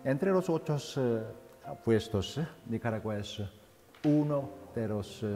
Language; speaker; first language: Spanish; non-native, fluent; Korean